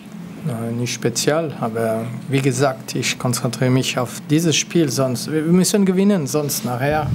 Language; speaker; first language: German; non-native, local second language; French